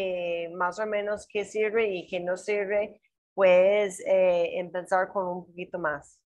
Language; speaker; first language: Spanish; non-native, learner; English